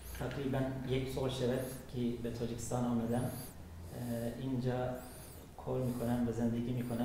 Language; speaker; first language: Persian; non-native, learner; Turkish